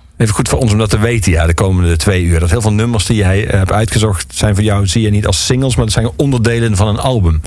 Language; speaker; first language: Dutch; native; Dutch